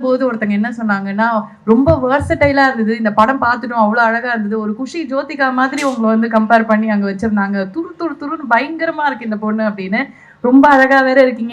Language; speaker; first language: Tamil; native; Tamil